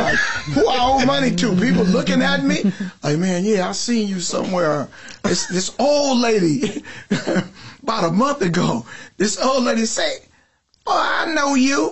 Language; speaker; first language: English; native; English